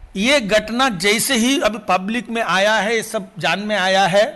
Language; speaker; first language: Hindi; non-native, local second language; Telugu